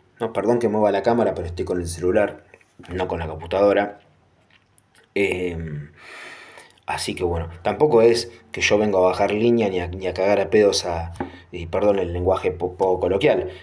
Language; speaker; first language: Spanish; native; Spanish